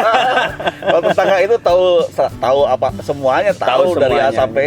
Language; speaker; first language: Indonesian; non-native, local second language; Sundanese